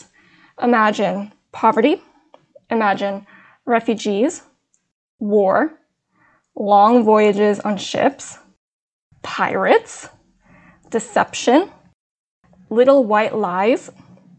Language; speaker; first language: English; early bilingual, other home language; Min Nan Chinese